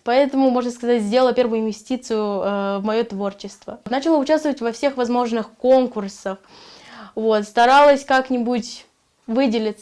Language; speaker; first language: Russian; native; Russian